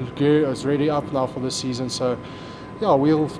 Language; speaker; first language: English; non-native, local second language; Afrikaans